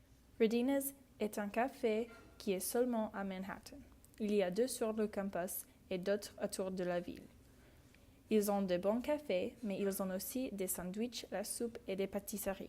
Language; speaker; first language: French; non-native, learner; English